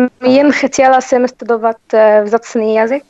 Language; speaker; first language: Czech; non-native, learner; Arabic